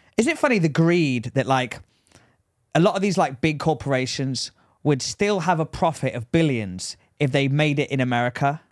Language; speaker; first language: English; native; English